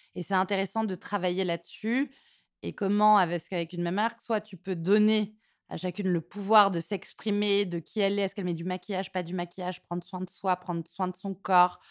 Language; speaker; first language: French; native; French